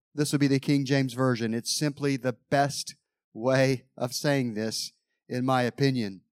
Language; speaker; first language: English; native; English